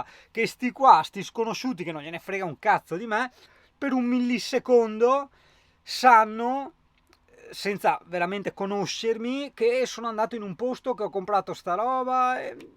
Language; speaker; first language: Italian; native; Italian